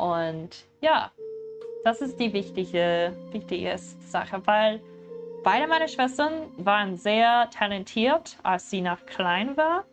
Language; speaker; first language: German; non-native, learner; English